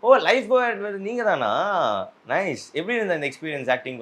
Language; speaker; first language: Tamil; native; Tamil